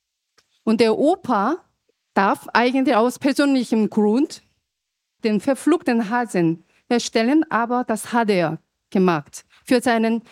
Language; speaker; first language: German; non-native, fluent; Korean